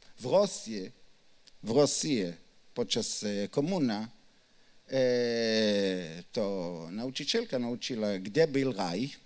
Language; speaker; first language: Polish; non-native, learner; Hebrew